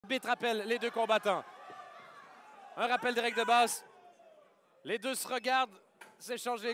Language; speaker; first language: French; native; French